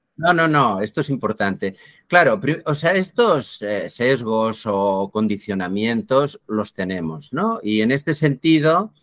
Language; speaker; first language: Spanish; native; Spanish